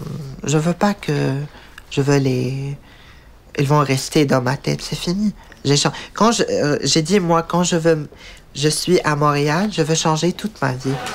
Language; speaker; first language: French; non-native, learner; Arabic